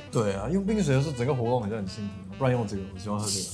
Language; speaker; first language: Chinese; non-native, local second language; English